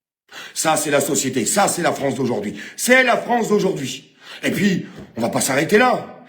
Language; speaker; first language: French; native; French